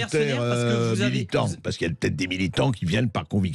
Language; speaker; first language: French; native; French